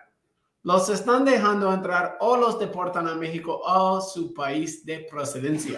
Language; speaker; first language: Spanish; non-native, fluent; English